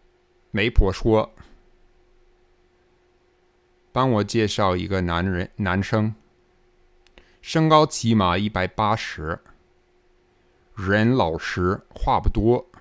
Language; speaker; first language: Chinese; non-native, fluent; English